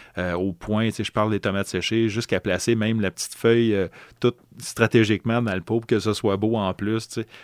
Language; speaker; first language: French; native; French